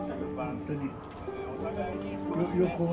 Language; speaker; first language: Japanese; native; Japanese